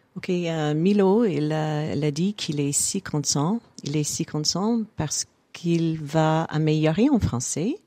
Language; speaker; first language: French; non-native, fluent; English